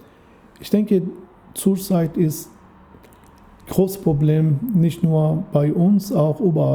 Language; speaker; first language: German; non-native, fluent; Persian